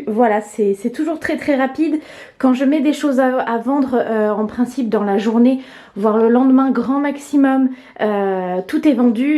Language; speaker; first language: French; native; French